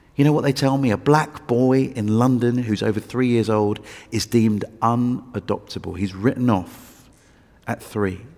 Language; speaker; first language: English; native; English